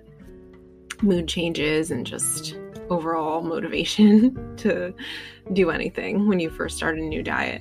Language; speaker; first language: English; native; English